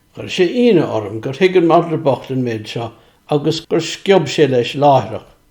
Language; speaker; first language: Irish; non-native, fluent; Swiss German